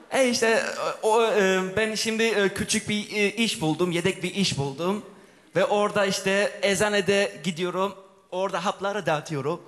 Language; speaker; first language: Turkish; early bilingual, heritage; Turkish